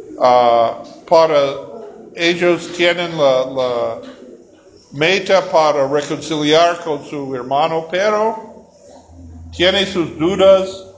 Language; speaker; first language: Spanish; non-native, learner; English